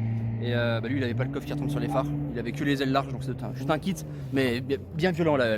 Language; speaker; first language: French; native; French